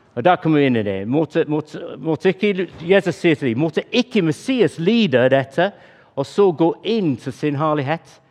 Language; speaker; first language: Norwegian; non-native, fluent; English